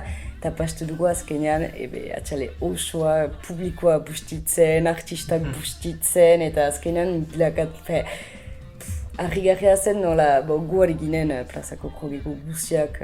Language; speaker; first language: Basque; native; Basque